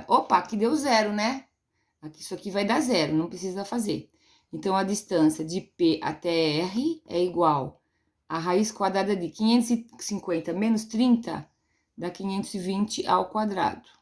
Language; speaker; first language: Portuguese; native; Portuguese